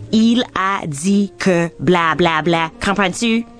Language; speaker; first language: French; non-native, local second language; English